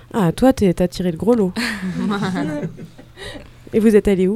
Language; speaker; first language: French; native; French